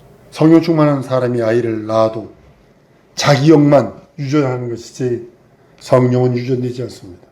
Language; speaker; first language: Korean; native; Korean